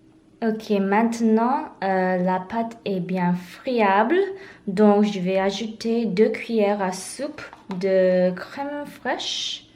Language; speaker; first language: French; non-native, learner; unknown